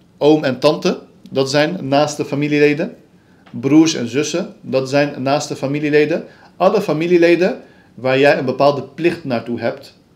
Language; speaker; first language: Dutch; early bilingual, other home language; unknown